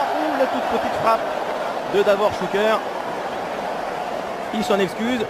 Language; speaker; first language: French; native; French